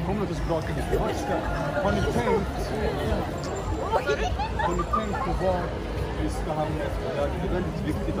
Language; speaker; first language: Swedish; non-native, fluent; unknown